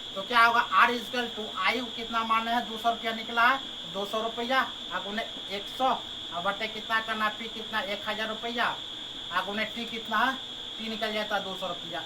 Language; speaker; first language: Hindi; native; Hindi